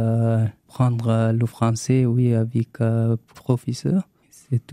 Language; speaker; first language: French; non-native, learner; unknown